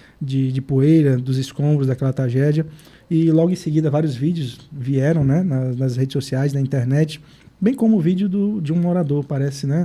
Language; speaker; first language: Portuguese; native; Portuguese